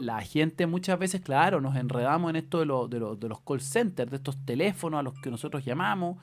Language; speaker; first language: Spanish; native; Spanish